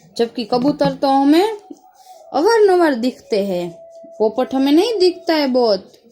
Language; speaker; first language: Hindi; non-native, local second language; Gujarati